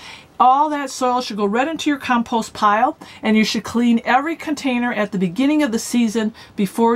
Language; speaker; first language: English; native; English